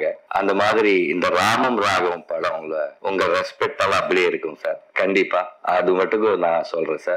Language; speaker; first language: Tamil; non-native, learner; Telugu